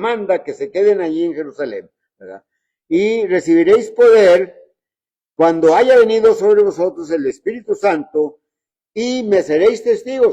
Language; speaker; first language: Spanish; native; Spanish